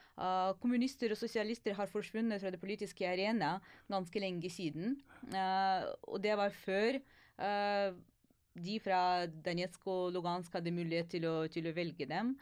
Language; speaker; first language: Norwegian; non-native, fluent; Ukrainian